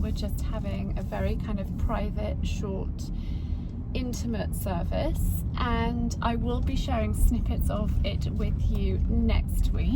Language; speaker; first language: English; native; English